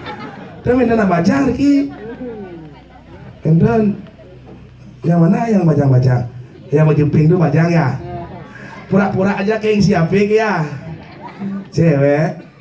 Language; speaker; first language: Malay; non-native, local second language; Balinese